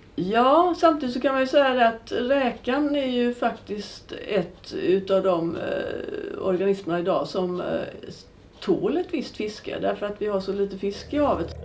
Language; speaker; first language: Swedish; native; Swedish